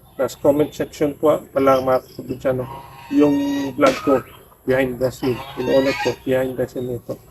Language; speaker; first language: Filipino; non-native, local second language; Cebuano